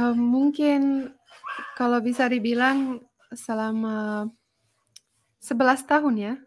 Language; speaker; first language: Indonesian; non-native, fluent; Finnish